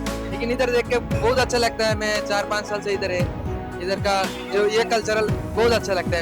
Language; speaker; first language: Hindi; non-native, local second language; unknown